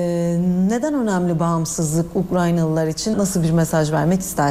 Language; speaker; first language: Turkish; native; Turkish